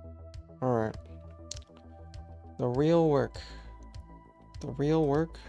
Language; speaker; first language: English; native; English